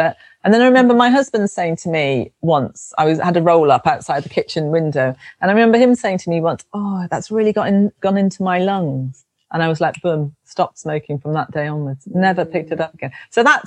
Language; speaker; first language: English; native; English